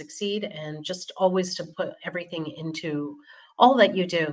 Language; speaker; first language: English; native; English